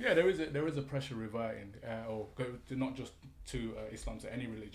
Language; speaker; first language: English; native; English